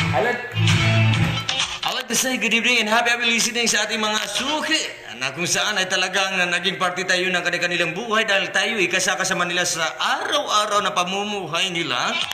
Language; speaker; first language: Filipino; non-native, local second language; Maranao